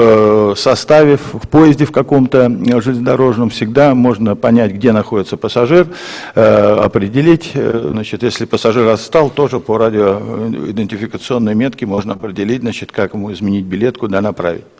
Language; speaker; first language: Russian; native; Russian